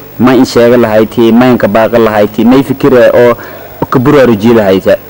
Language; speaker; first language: Somali; non-native, local second language; Maay